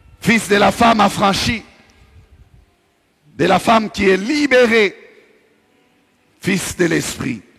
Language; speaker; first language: French; non-native, local second language; Swahili